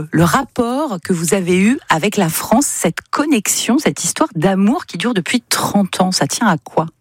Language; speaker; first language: French; native; French